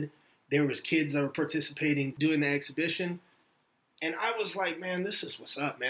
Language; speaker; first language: English; native; English